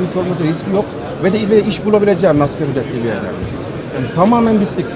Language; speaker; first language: Turkish; native; Turkish